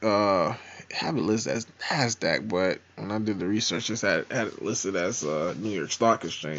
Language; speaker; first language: English; native; English